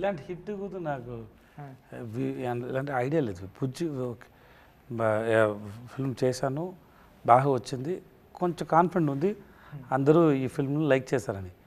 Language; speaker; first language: Telugu; non-native, learner; Tamil